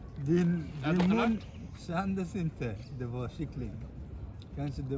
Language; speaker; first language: Swedish; early bilingual, other home language; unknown